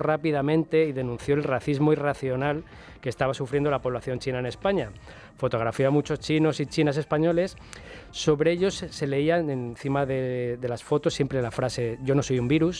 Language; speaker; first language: Spanish; native; Spanish